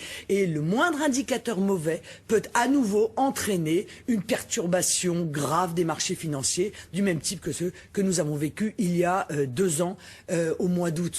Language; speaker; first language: French; native; French